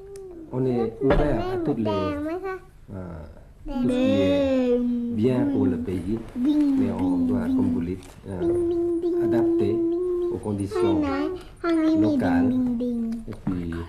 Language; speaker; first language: French; early bilingual, other home language; Thai